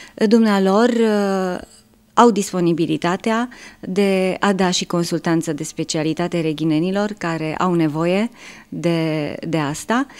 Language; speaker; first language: Romanian; native; Romanian